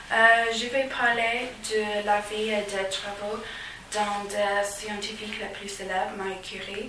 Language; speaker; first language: French; non-native, fluent; English